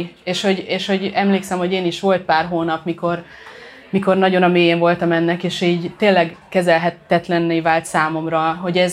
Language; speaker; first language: Hungarian; native; Hungarian